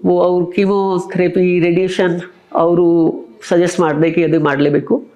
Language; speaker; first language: Kannada; non-native, local second language; Hindi